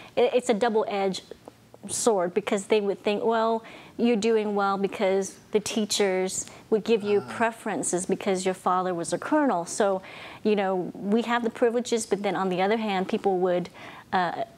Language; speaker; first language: English; non-native, fluent; Vietnamese